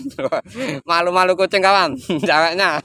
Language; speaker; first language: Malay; non-native, local second language; Javanese